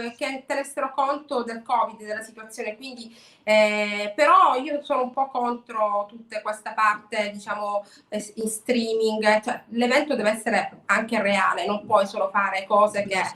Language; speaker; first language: Italian; native; Italian